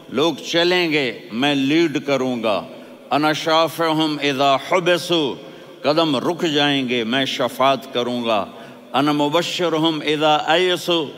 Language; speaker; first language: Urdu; non-native, local second language; Punjabi